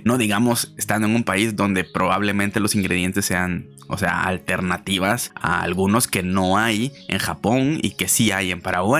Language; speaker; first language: Spanish; native; Spanish